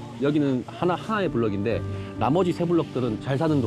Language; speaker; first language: Korean; native; Korean